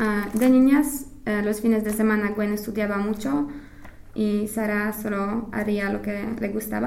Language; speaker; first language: Spanish; non-native, fluent; English